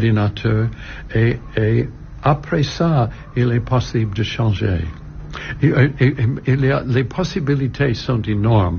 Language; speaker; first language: French; non-native, learner; English